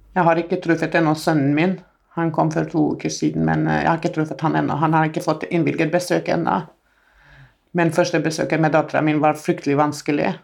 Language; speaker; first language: Norwegian; non-native, fluent; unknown